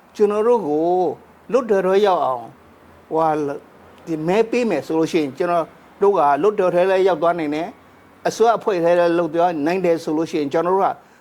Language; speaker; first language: Burmese; non-native, local second language; Shan